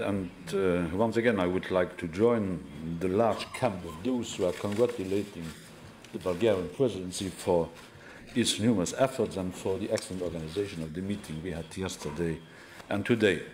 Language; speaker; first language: English; non-native, fluent; Luxembourgish